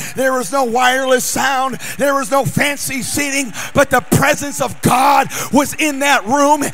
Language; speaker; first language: English; native; English